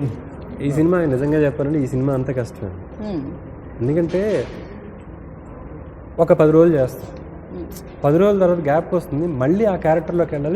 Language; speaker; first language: Telugu; native; Telugu